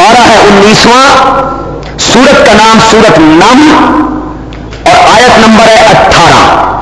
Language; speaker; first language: Urdu; non-native, local second language; Punjabi